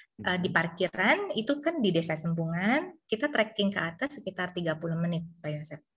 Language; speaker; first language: Indonesian; native; Indonesian